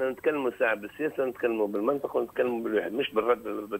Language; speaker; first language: Arabic; native; Arabic